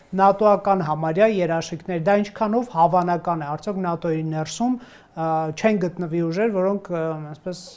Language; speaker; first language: Armenian; native; Armenian